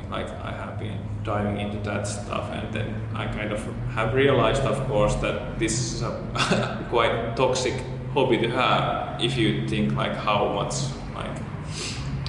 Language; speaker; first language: English; non-native, fluent; Finnish